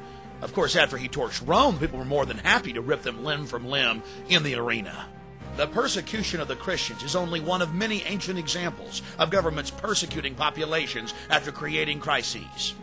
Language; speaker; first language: English; native; English